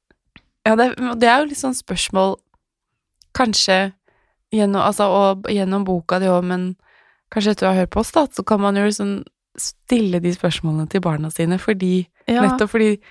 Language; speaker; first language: Norwegian; native; Norwegian